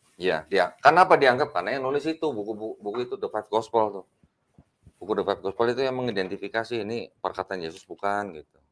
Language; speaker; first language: Indonesian; native; Indonesian